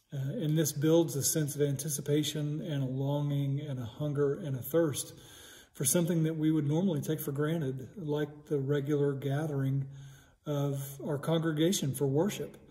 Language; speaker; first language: English; native; English